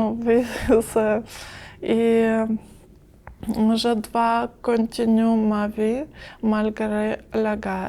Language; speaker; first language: French; non-native, learner; Ukrainian